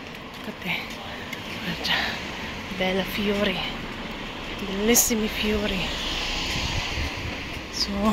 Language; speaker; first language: Italian; non-native, learner; Cebuano